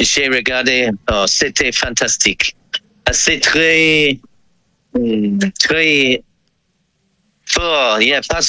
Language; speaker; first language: French; non-native, learner; English